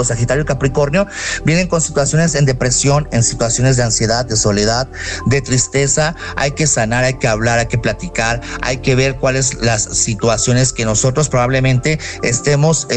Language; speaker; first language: Spanish; native; Spanish